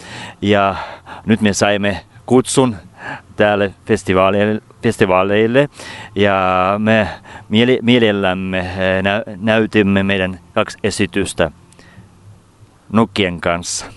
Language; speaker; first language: Finnish; non-native, fluent; Russian